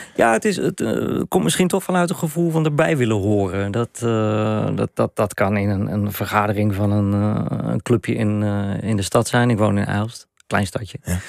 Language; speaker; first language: Dutch; native; Dutch